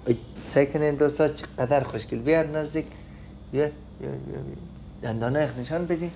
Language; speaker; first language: Persian; native; Persian